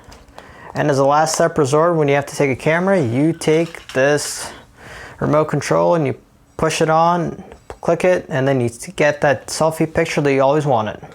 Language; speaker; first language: English; native; English